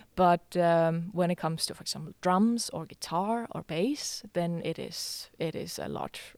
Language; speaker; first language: English; non-native, fluent; Estonian